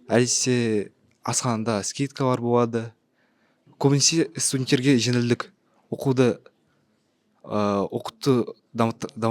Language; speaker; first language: Kazakh; non-native, local second language; Russian